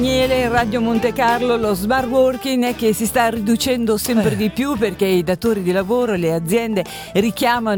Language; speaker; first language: Italian; native; Italian